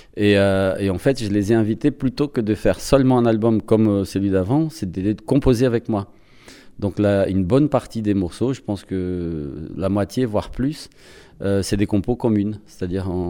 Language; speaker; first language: French; non-native, fluent; Portuguese